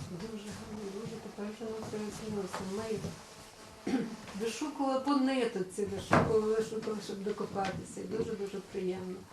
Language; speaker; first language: Ukrainian; native; Ukrainian